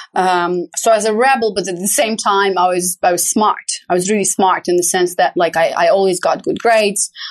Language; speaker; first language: English; non-native, fluent; Romanian